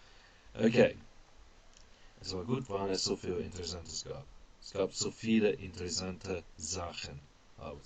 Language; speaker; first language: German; non-native, fluent; English